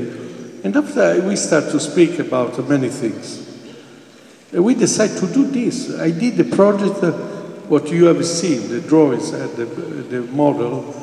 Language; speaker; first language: English; non-native, fluent; Italian